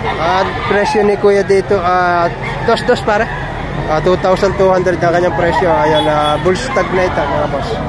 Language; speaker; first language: Filipino; native; Filipino